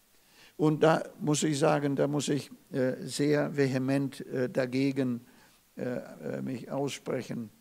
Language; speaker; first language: German; non-native, fluent; Russian